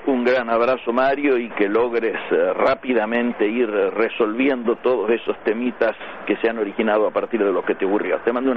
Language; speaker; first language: Spanish; native; Spanish